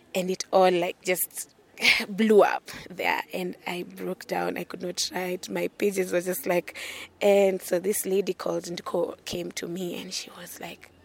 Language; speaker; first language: English; non-native, local second language; Luo (Kenya and Tanzania)